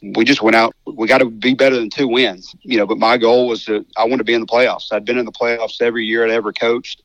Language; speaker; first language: English; native; English